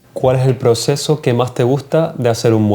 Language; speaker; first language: Spanish; native; Spanish